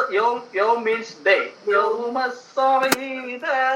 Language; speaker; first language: English; non-native, local second language; Malayalam